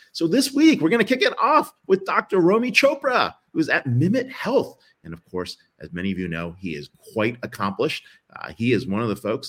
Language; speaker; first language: English; native; English